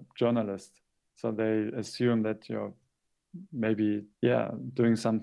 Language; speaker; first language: English; non-native, fluent; German